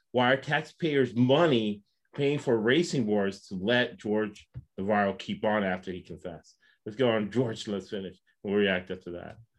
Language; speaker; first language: English; early bilingual, other home language; Spanish